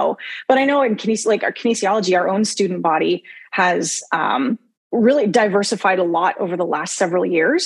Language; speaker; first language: English; native; English